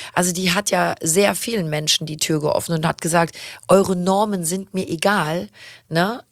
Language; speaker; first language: German; native; German